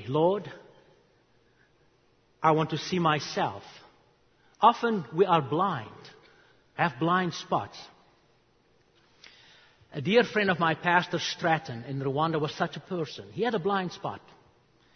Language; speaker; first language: English; non-native, local second language; Afrikaans